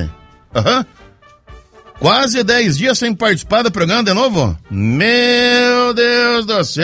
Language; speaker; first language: Portuguese; native; Portuguese